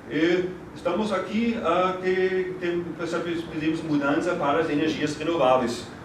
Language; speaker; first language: Portuguese; non-native, fluent; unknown